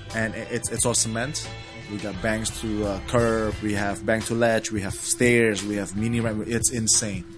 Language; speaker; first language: English; early bilingual, other home language; Indonesian